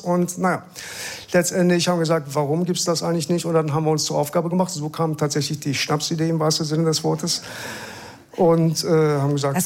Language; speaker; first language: German; early bilingual, other home language; Persian